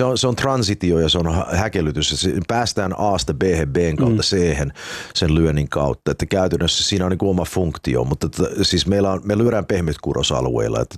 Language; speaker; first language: Finnish; early bilingual, heritage; Finnish